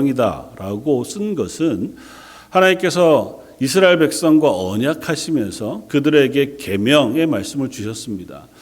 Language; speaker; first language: Korean; native; Korean